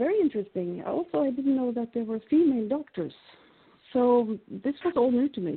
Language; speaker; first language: English; non-native, fluent; Norwegian